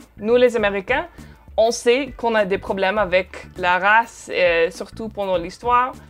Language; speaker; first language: French; non-native, fluent; English